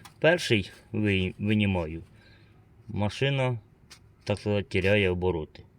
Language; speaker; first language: Ukrainian; native; Ukrainian